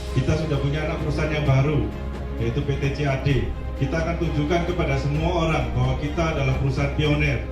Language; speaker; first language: Indonesian; native; Indonesian